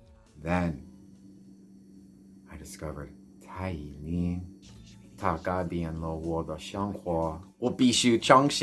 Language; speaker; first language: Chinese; non-native, learner; English